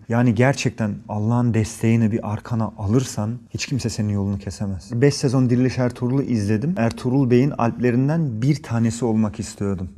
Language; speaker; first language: Turkish; early bilingual, heritage; Turkish